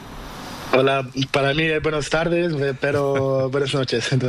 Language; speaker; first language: Spanish; non-native, learner; Portuguese